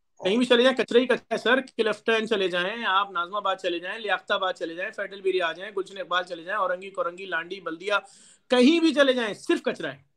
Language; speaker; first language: Urdu; native; Urdu